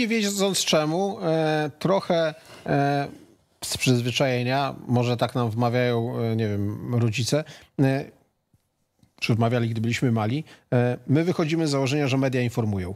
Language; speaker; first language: Polish; native; Polish